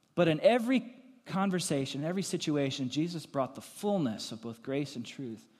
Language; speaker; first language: English; native; English